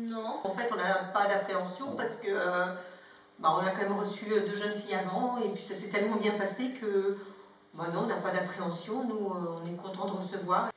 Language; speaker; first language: French; native; French